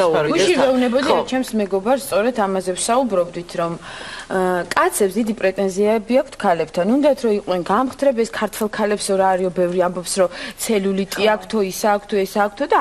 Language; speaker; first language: Georgian; native; Georgian